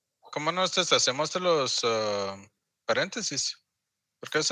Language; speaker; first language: Spanish; native; Spanish